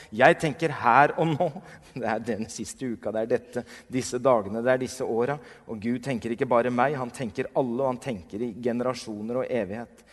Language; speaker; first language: Norwegian; native; Norwegian